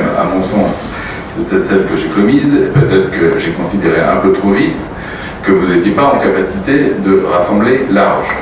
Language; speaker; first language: French; native; French